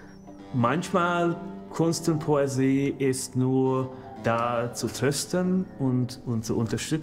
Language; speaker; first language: German; non-native, fluent; Hungarian